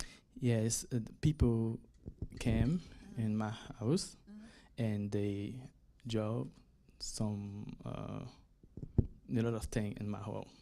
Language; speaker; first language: English; non-native, learner; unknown